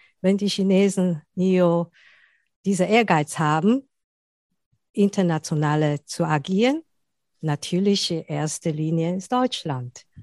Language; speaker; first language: German; non-native, fluent; Chinese